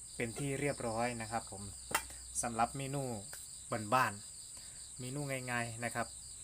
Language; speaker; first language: Thai; native; Thai